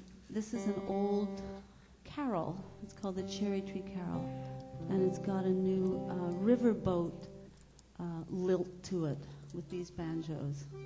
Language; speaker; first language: English; native; English